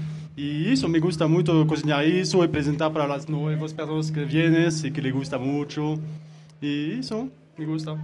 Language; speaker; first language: Spanish; non-native, learner; French